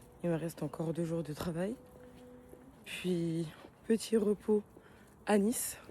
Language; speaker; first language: French; native; French